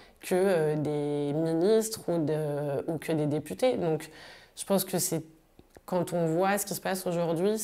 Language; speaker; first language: French; native; French